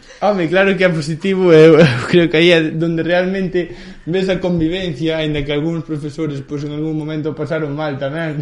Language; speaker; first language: Galician; early bilingual, other home language; Spanish